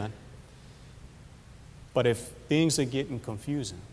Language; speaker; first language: English; native; English